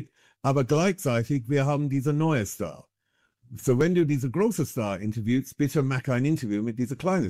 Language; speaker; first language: German; non-native, fluent; English